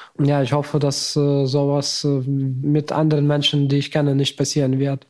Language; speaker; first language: German; non-native, fluent; Ukrainian